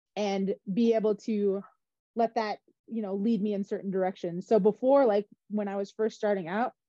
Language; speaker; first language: English; native; English